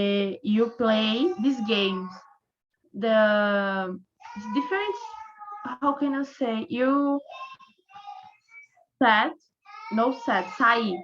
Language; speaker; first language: English; non-native, learner; Portuguese